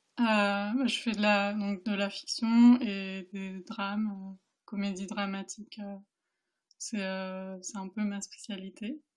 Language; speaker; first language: French; early bilingual, other home language; Spanish